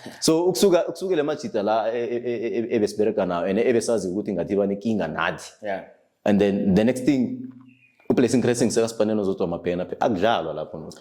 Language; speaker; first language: Zulu; non-native, local second language; South Ndebele